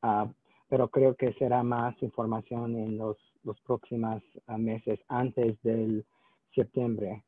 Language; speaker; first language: Spanish; non-native, learner; English